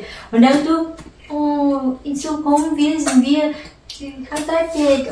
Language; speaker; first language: German; non-native, learner; Vietnamese